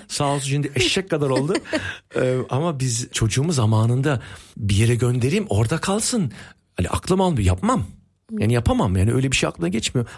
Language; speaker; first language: Turkish; early bilingual, heritage; Turkish